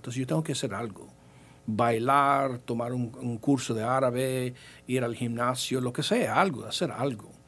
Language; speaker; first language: Spanish; early bilingual, heritage; English